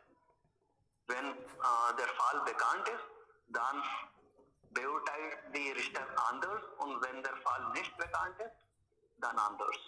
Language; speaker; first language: German; non-native, learner; Hindi